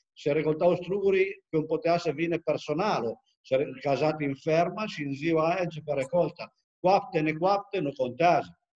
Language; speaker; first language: Romanian; non-native, fluent; Italian